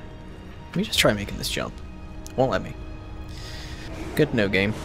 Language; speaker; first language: English; native; English